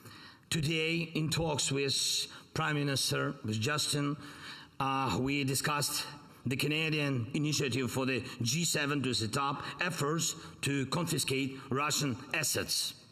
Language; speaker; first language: English; non-native, fluent; Ukrainian